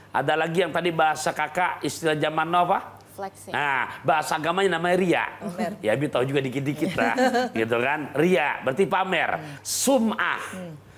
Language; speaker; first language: Indonesian; native; Indonesian